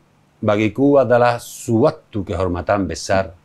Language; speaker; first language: Indonesian; non-native, learner; Spanish